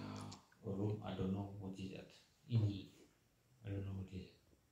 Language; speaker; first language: English; non-native, learner; French